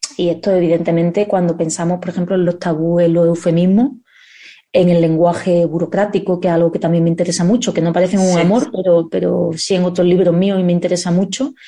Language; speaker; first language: Spanish; native; Spanish